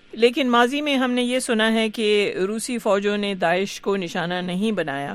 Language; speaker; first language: Urdu; native; Urdu